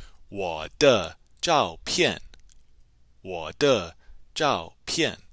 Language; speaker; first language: Chinese; non-native, fluent; English